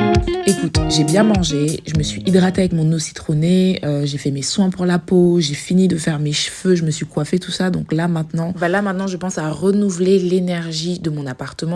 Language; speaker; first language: French; native; French